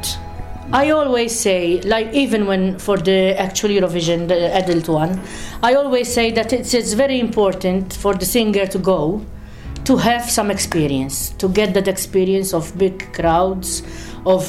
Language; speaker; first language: English; non-native, fluent; Maltese